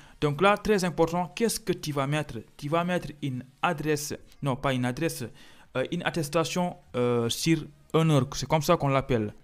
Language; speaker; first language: French; non-native, local second language; Fula